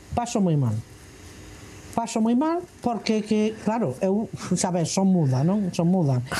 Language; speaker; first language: Galician; non-native, local second language; Spanish